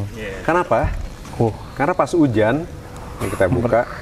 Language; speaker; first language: Indonesian; early bilingual, heritage; Indonesian